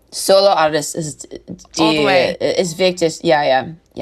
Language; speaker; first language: German; non-native, learner; English